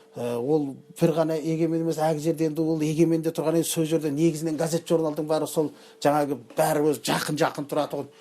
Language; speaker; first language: Kazakh; early bilingual, heritage; Kazakh